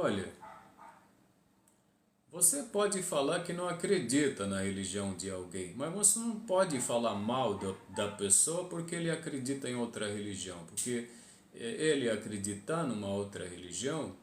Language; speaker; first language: Portuguese; non-native, fluent; Arabic